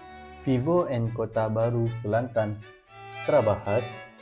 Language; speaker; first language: Spanish; non-native, learner; Malay